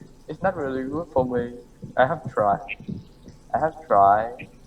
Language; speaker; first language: English; non-native, learner; Vietnamese